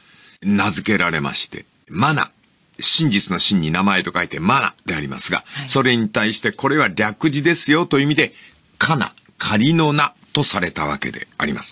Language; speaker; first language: Japanese; native; Japanese